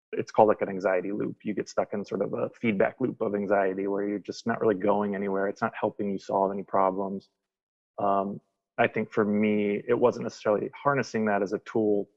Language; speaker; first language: English; native; English